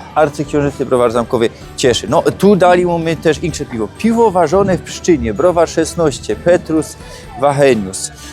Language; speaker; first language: Polish; native; Polish